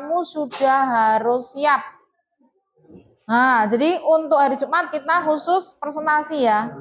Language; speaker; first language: Indonesian; native; Indonesian